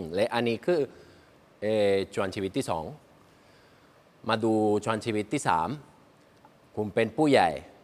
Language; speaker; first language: Thai; non-native, learner; Spanish